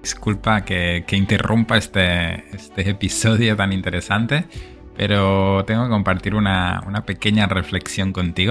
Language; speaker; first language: Spanish; native; Spanish